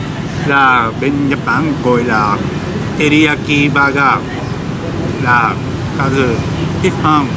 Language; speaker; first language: Vietnamese; non-native, learner; Japanese